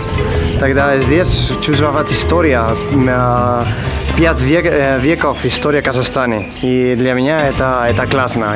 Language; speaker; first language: Russian; non-native, learner; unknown